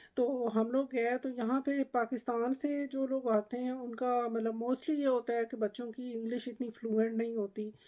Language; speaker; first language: Urdu; native; Urdu